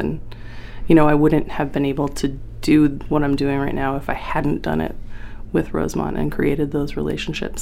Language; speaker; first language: English; native; English